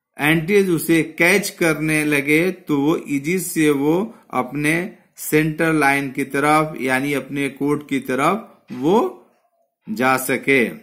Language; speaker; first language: Hindi; native; Hindi